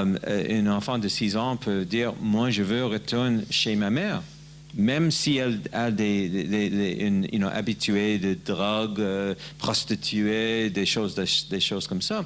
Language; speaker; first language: French; non-native, learner; English